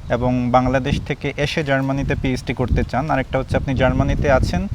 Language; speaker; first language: Bangla; native; Bangla